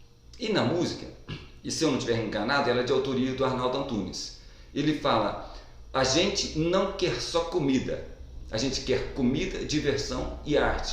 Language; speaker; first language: Portuguese; native; Portuguese